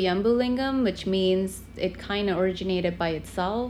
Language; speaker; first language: English; non-native, local second language; Tamil